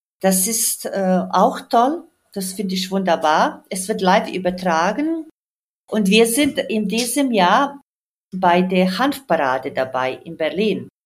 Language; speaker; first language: German; non-native, fluent; Croatian